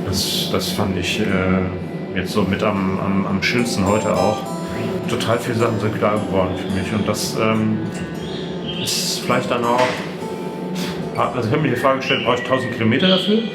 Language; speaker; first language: German; native; German